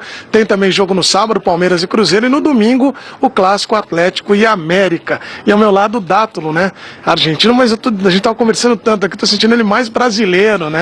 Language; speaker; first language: Portuguese; native; Portuguese